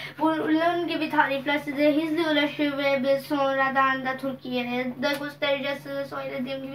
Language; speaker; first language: Turkish; non-native, learner; Urdu